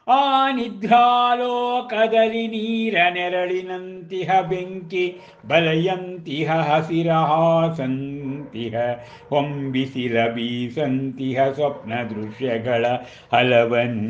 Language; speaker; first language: Kannada; native; Kannada